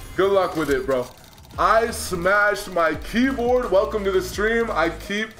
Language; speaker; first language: English; native; English